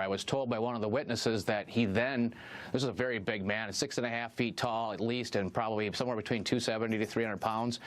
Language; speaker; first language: English; native; English